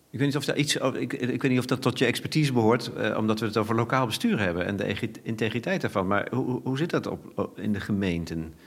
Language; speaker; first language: Dutch; native; Dutch